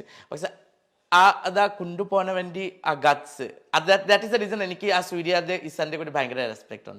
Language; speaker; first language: Malayalam; non-native, local second language; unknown